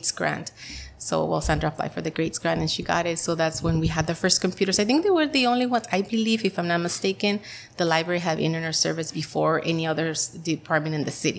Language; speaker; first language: English; non-native, fluent; Spanish